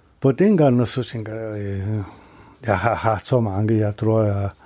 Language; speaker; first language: Danish; non-native, learner; Spanish